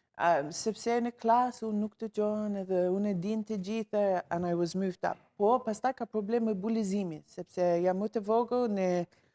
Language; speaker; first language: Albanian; early bilingual, heritage; English